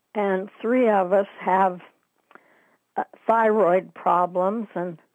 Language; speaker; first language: English; native; English